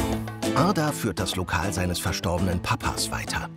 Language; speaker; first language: German; native; German